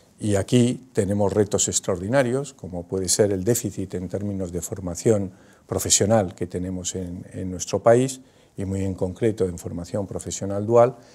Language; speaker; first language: Spanish; native; Spanish